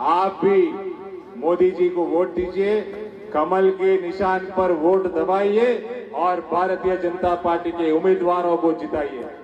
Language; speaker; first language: Hindi; non-native, local second language; Telugu